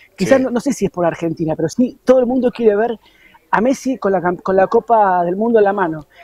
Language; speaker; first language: Spanish; native; Spanish